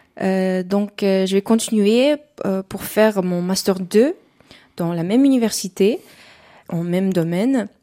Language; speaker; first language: French; non-native, fluent; Uzbek